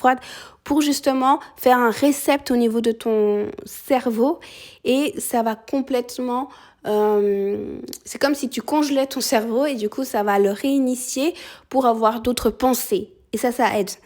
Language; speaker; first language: French; early bilingual, other home language; Spanish